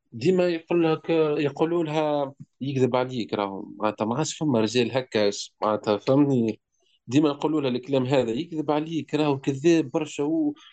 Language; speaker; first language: Arabic; native; Arabic